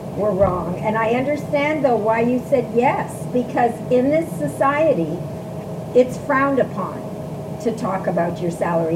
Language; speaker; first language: English; native; English